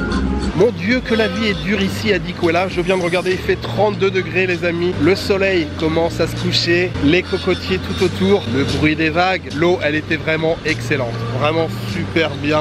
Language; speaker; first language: French; native; French